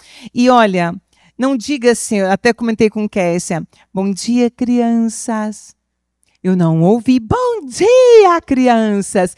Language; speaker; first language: Portuguese; native; Portuguese